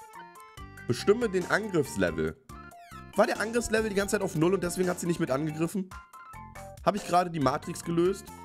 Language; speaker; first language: German; native; German